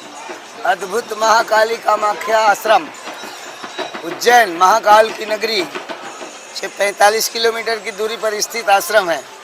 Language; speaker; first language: Hindi; native; Hindi